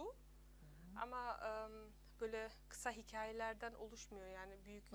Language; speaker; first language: Turkish; early bilingual, heritage; Turkish